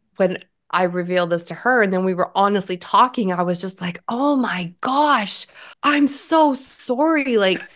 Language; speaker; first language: English; native; English